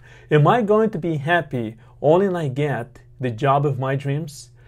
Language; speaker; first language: English; non-native, fluent; Portuguese